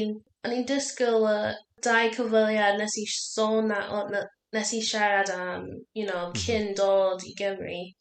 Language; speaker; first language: Welsh; non-native, learner; English